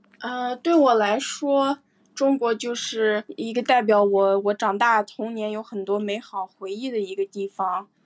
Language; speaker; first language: Chinese; early bilingual, heritage; Chinese